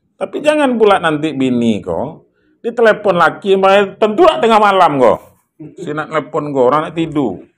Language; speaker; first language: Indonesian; non-native, local second language; Minangkabau